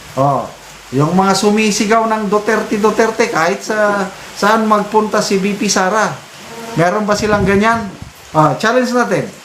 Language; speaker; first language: Filipino; non-native, local second language; Cebuano